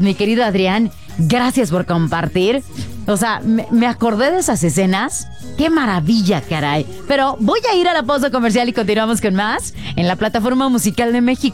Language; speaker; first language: Spanish; native; Spanish